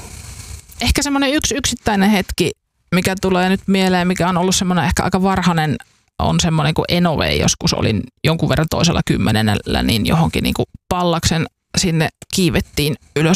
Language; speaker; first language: Finnish; native; Finnish